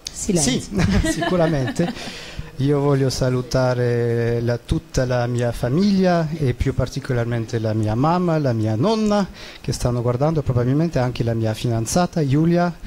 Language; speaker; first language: Italian; non-native, fluent; French